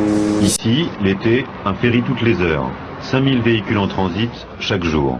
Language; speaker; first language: French; native; French